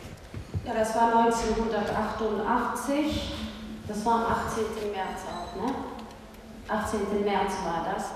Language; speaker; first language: German; early bilingual, other home language; Kurdish